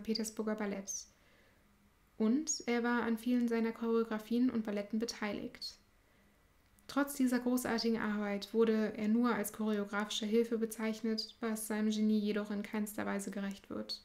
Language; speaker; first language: German; native; German